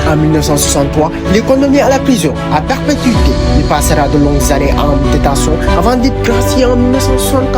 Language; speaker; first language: French; non-native, local second language; Wolof